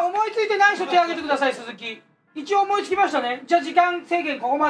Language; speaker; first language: Japanese; native; Japanese